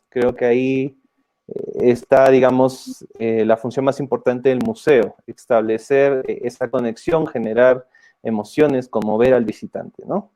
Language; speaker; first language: Spanish; native; Spanish